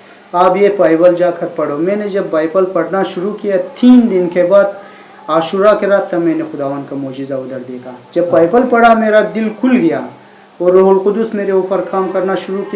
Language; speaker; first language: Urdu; non-native, learner; Persian